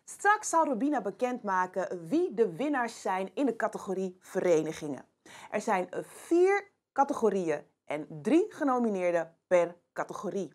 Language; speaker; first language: Dutch; native; Dutch